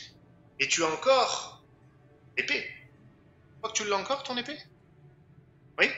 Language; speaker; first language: French; native; French